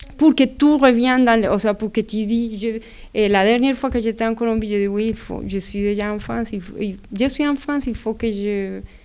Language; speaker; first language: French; non-native, fluent; Spanish